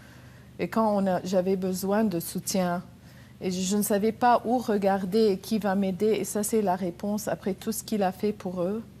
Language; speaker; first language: French; non-native, local second language; Arabic